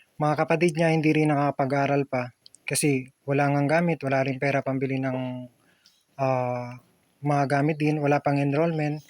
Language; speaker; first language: Filipino; native; Filipino